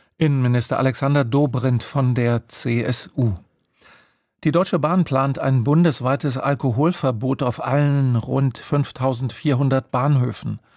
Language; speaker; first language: German; native; German